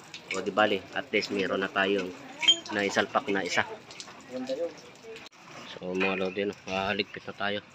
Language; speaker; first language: Filipino; native; Filipino